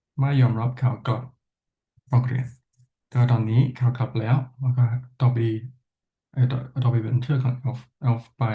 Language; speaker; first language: Thai; non-native, fluent; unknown